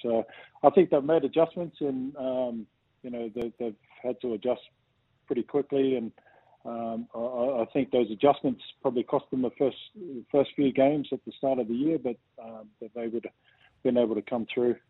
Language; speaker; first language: English; native; English